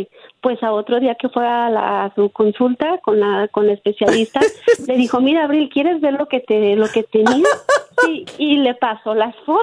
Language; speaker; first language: Spanish; native; Spanish